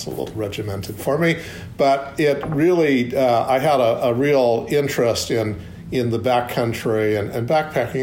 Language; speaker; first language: English; native; English